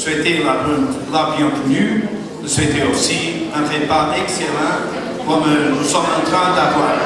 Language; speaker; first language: French; non-native, fluent; Portuguese